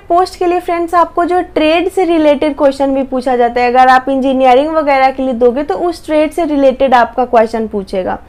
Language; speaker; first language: Hindi; native; Hindi